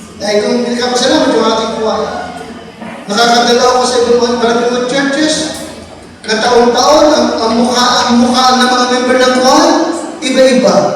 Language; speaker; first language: Filipino; native; Filipino